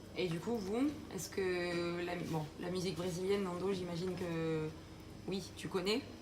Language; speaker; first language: French; native; French